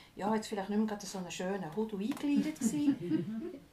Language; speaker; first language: German; non-native, fluent; English